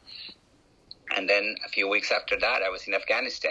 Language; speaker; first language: English; non-native, fluent; Spanish